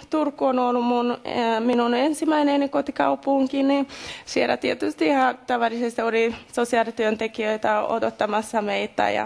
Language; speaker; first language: Finnish; non-native, fluent; Kinyarwanda